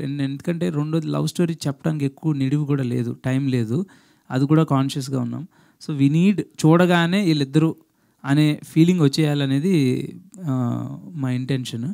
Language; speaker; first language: Telugu; native; Telugu